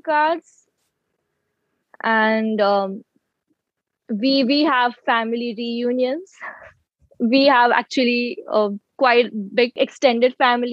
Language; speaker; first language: English; non-native, local second language; Gujarati